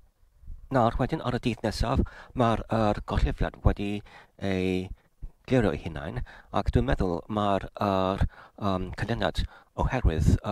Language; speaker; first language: Welsh; non-native, learner; English